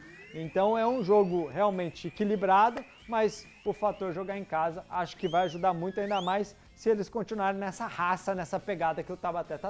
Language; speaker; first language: Portuguese; native; Portuguese